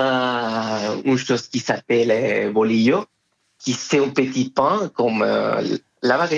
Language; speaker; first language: French; non-native, fluent; Spanish